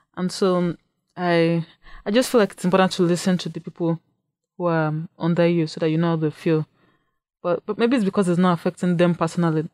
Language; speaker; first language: English; non-native, local second language; Yoruba